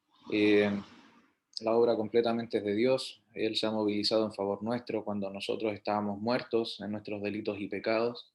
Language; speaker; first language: Spanish; native; Spanish